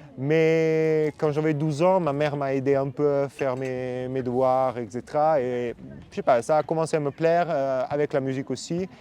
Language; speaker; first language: French; non-native, fluent; Italian